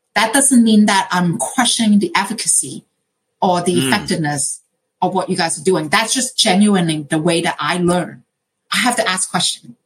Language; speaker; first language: English; non-native, local second language; Cantonese